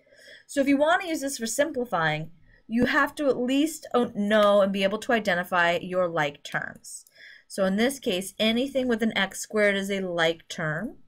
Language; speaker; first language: English; native; English